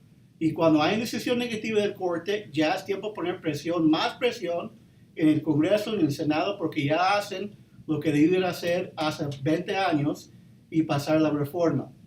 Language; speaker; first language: Spanish; early bilingual, heritage; Spanish